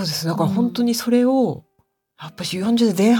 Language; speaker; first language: Japanese; native; Japanese